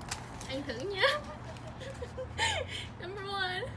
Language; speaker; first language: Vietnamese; early bilingual, heritage; English